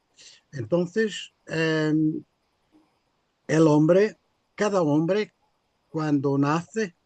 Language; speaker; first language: Spanish; non-native, fluent; Portuguese